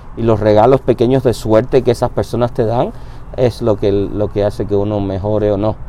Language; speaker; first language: Spanish; native; Spanish